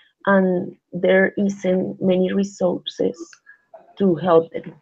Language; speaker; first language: English; non-native, learner; Spanish